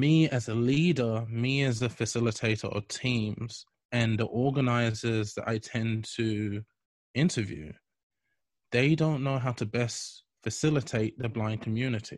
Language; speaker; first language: English; native; English